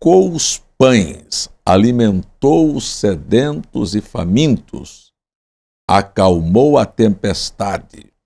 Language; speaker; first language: Portuguese; native; Portuguese